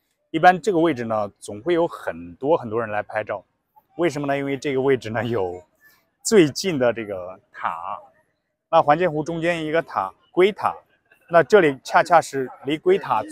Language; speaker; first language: Chinese; native; Chinese